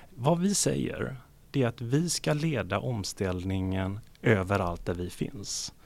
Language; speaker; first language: Swedish; native; Swedish